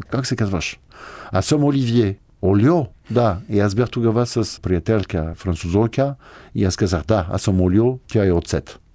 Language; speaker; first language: Bulgarian; non-native, fluent; French